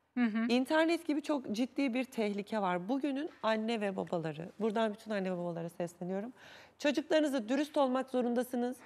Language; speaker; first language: Turkish; native; Turkish